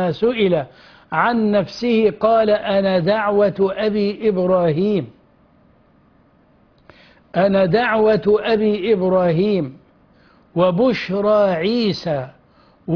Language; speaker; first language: Arabic; native; Arabic